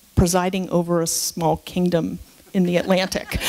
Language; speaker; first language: English; native; English